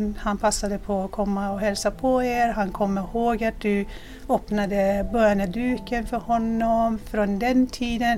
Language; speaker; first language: Swedish; non-native, fluent; Persian